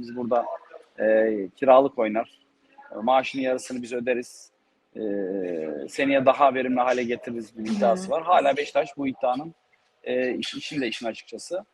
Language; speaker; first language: Turkish; native; Turkish